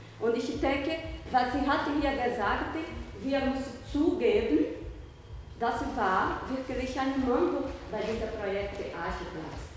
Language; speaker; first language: German; non-native, learner; Portuguese